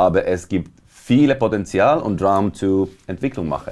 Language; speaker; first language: German; non-native, learner; Finnish